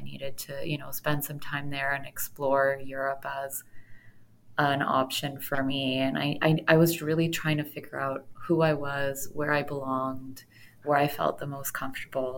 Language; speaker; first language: English; native; English